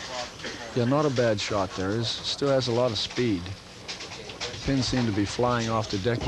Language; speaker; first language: English; native; English